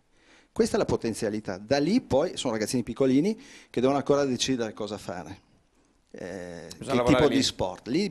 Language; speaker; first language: Italian; native; Italian